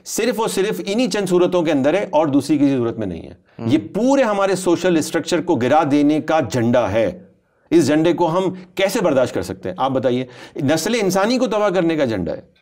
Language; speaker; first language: Urdu; native; Urdu